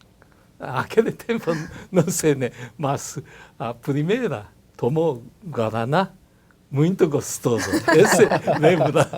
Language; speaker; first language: Portuguese; non-native, learner; Japanese